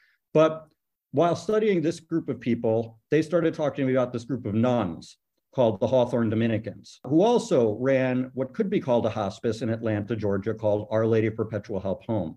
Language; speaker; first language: English; native; English